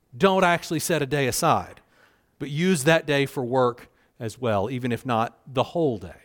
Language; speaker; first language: English; native; English